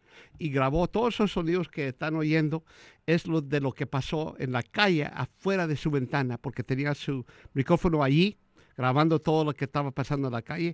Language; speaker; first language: Spanish; early bilingual, heritage; Spanish